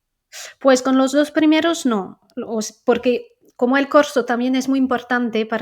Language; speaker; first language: Spanish; non-native, fluent; French